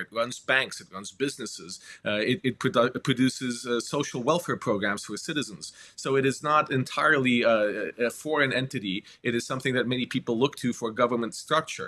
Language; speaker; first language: English; native; English